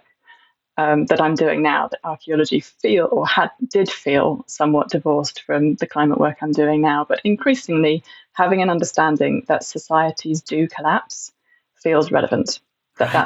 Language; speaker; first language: English; native; English